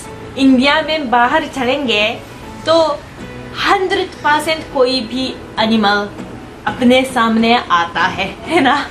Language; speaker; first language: Hindi; non-native, fluent; Japanese